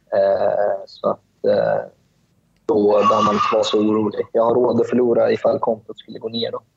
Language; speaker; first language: Swedish; early bilingual, other home language; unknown